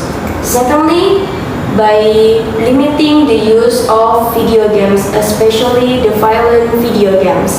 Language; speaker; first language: English; non-native, learner; Indonesian